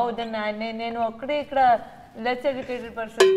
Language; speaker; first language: Telugu; non-native, learner; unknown